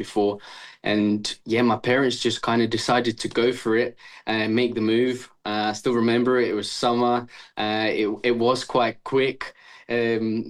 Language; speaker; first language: English; early bilingual, other home language; Estonian